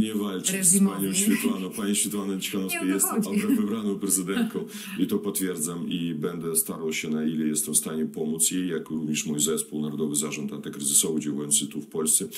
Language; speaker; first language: Polish; non-native, fluent; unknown